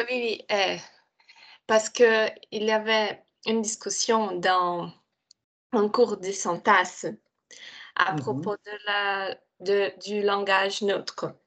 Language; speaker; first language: French; non-native, learner; Portuguese